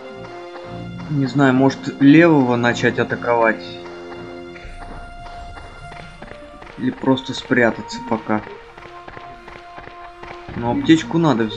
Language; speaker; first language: Russian; native; Russian